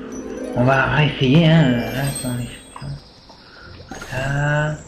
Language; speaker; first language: French; native; French